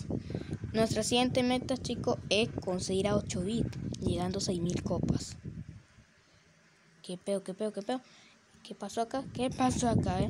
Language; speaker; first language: Spanish; native; Spanish